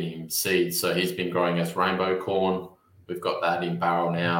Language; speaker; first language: English; native; English